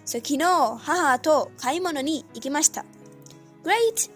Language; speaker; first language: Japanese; non-native, fluent; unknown